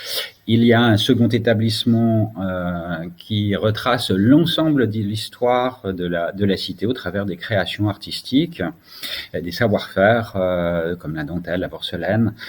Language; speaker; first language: French; native; French